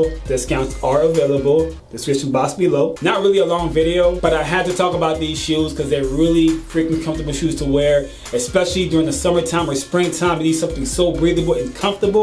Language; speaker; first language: English; native; English